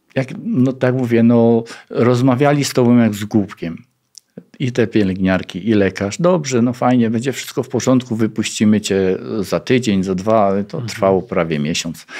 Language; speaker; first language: Polish; native; Polish